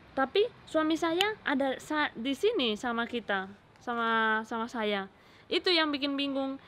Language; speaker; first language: Indonesian; non-native, learner; Spanish